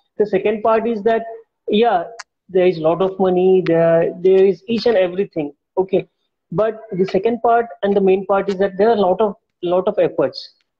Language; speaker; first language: English; non-native, local second language; Marathi